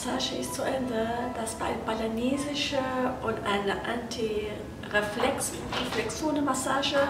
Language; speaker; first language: German; non-native, fluent; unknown